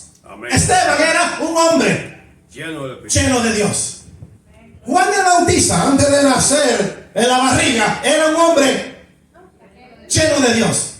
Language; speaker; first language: Spanish; native; Spanish